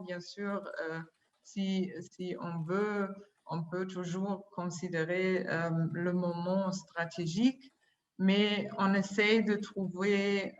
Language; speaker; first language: French; non-native, fluent; German